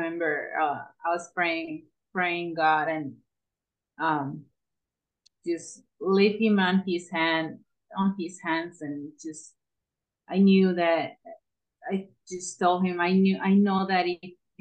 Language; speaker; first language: English; non-native, fluent; Spanish